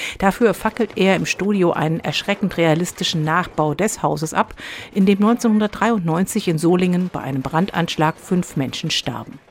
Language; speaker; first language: German; native; German